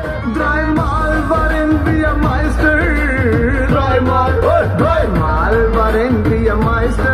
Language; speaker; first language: German; non-native, learner; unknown